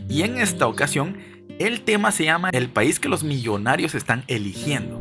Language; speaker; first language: Spanish; native; Spanish